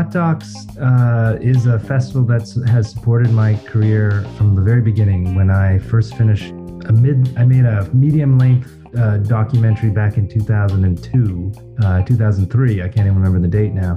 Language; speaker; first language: English; native; English